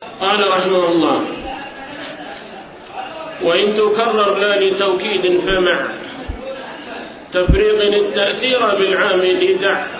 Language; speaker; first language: Arabic; native; Arabic